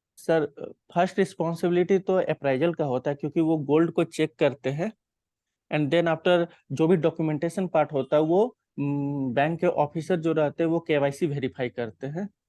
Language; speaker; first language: Hindi; native; Hindi